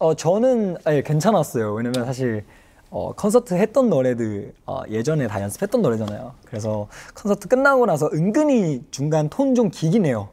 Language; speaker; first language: Korean; non-native, fluent; Chinese